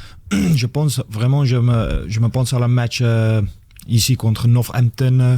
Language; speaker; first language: French; non-native, fluent; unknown